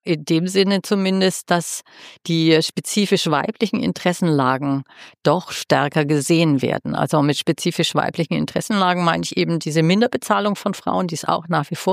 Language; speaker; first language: German; native; German